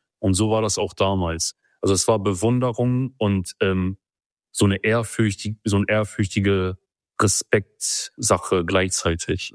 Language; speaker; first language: German; early bilingual, other home language; Kurdish